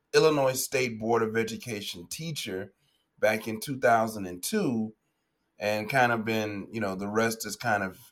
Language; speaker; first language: English; native; English